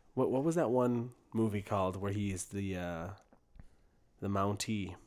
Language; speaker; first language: English; native; English